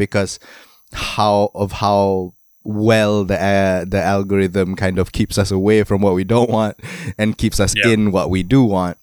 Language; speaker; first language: English; non-native, local second language; Malay